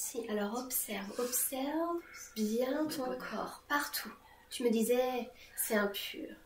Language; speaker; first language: French; native; French